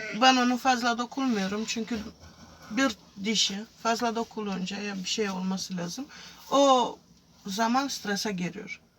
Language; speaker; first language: Turkish; non-native, fluent; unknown